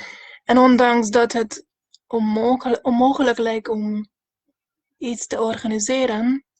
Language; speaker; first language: Dutch; non-native, fluent; Hungarian